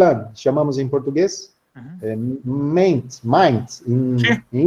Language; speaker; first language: Spanish; non-native, learner; Portuguese